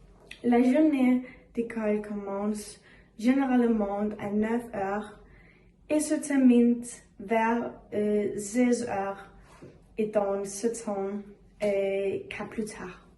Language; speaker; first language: French; non-native, learner; Danish